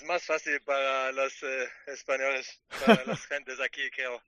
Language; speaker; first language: Spanish; non-native, learner; German